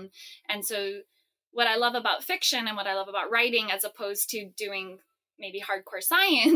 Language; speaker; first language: English; native; English